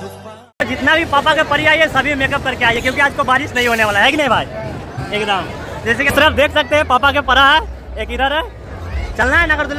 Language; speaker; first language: Hindi; native; Hindi